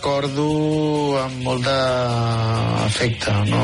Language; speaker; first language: Catalan; native; Catalan